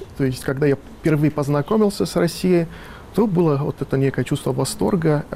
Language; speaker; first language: Russian; non-native, fluent; Italian